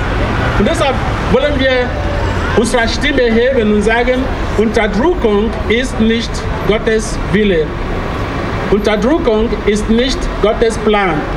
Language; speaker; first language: German; non-native, fluent; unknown